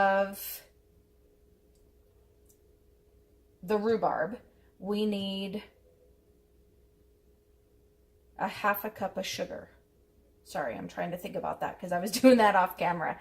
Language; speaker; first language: English; native; English